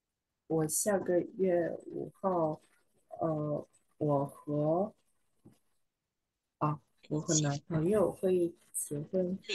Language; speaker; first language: Chinese; non-native, learner; Vietnamese